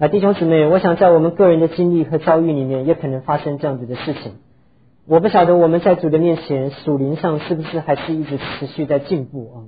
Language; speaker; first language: Chinese; native; Chinese